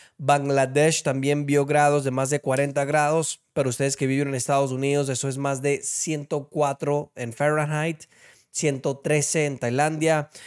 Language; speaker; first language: Spanish; early bilingual, heritage; Spanish